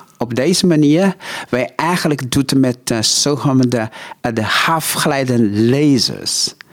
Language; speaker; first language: Dutch; non-native, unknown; Chinese